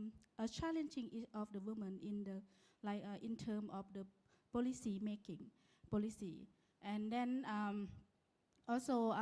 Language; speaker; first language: English; non-native, learner; Lao